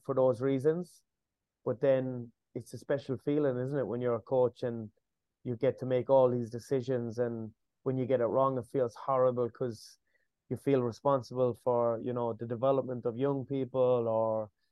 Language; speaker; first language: English; native; English